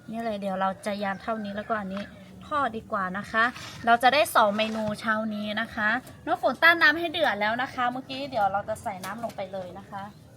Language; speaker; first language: Thai; non-native, local second language; Lahu